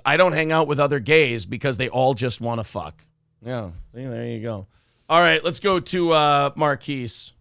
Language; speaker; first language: English; native; English